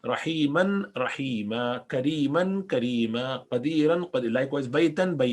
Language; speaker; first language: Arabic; non-native, fluent; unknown